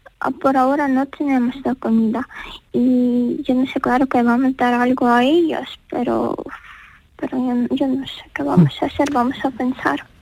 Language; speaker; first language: Spanish; non-native, learner; Ukrainian